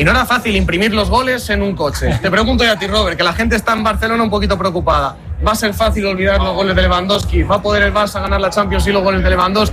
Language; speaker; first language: Spanish; native; Spanish